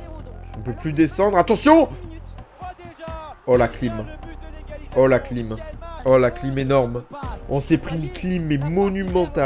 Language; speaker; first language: French; native; French